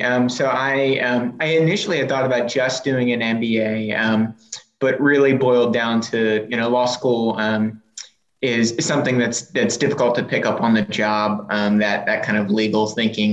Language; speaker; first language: English; native; English